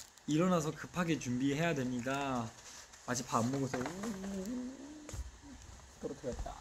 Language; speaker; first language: Korean; non-native, fluent; Chinese